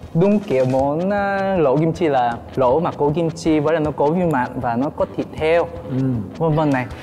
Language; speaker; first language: Vietnamese; non-native, fluent; Korean